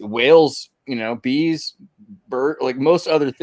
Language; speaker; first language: English; native; English